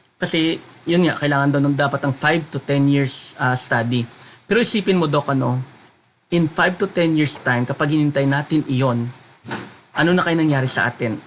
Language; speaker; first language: Filipino; non-native, local second language; Hiligaynon